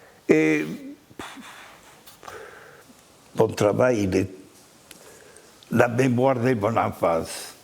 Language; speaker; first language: French; non-native, fluent; Spanish